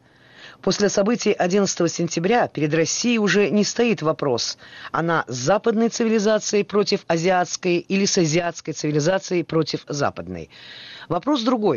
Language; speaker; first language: Russian; native; Russian